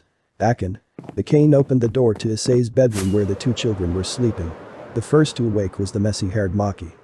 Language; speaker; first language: English; native; English